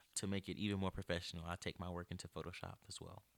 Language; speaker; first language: English; native; English